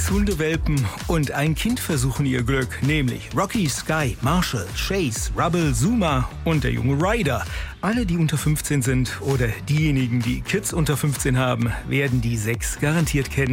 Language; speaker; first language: German; native; German